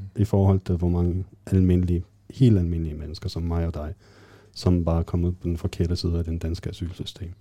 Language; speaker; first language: Danish; non-native, fluent; Arabic